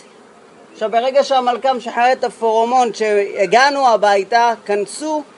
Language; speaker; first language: Hebrew; native; Hebrew